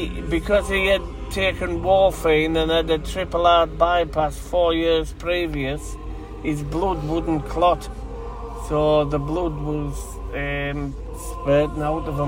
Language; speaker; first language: English; native; English